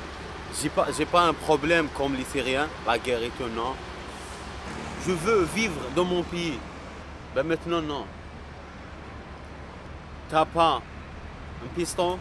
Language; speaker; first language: French; non-native, local second language; Arabic